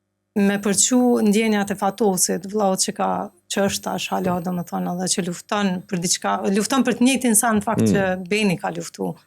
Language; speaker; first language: Albanian; native; Albanian